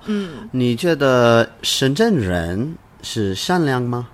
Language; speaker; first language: Chinese; non-native, learner; English